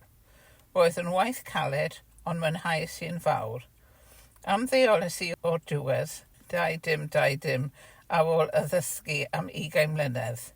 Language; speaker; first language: Welsh; non-native, fluent; English